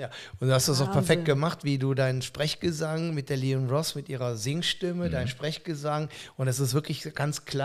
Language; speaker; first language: German; native; German